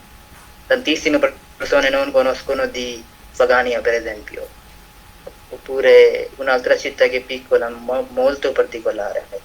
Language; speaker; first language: Italian; non-native, learner; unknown